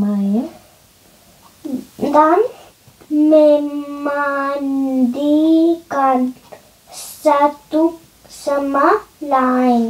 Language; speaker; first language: Indonesian; early bilingual, heritage; Indonesian